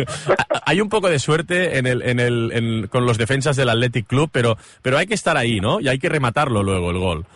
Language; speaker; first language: Spanish; native; Spanish